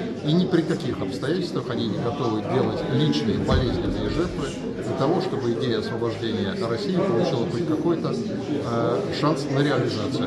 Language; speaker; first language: Russian; native; Russian